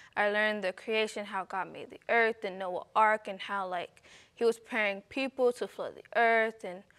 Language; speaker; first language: English; native; English